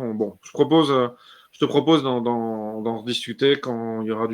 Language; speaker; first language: French; native; French